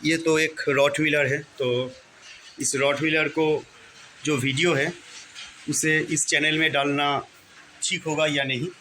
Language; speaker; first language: Hindi; non-native, local second language; Bangla